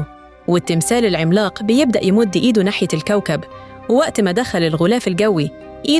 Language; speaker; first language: Arabic; native; Arabic